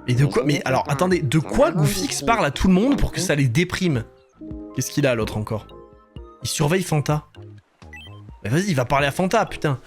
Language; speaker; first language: French; native; French